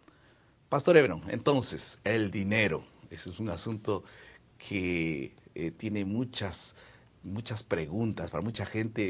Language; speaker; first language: Spanish; non-native, fluent; Portuguese